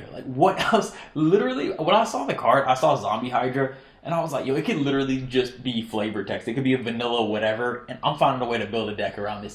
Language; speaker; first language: English; native; English